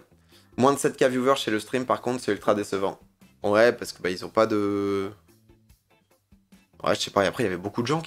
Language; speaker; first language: French; native; French